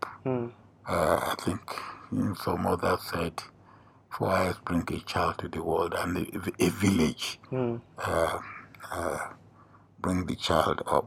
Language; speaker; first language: English; non-native, local second language; Yoruba